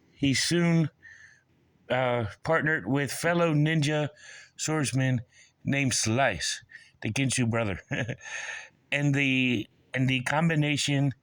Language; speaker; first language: English; native; English